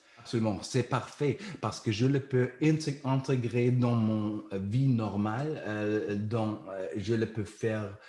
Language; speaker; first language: French; non-native, learner; German